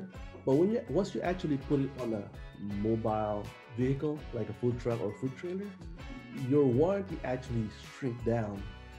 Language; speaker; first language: English; non-native, local second language; Filipino